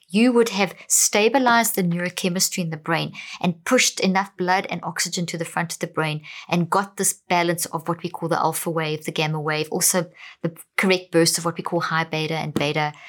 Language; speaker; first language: English; native; English